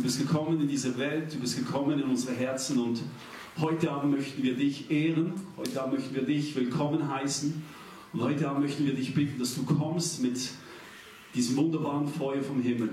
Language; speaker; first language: German; native; German